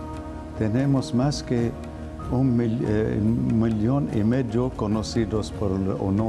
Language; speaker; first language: Spanish; non-native, fluent; Arabic